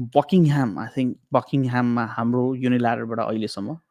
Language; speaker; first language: English; non-native, local second language; Nepali